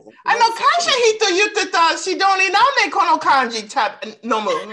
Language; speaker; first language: Japanese; non-native, learner; English